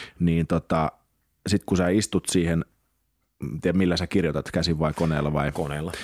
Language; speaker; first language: Finnish; native; Finnish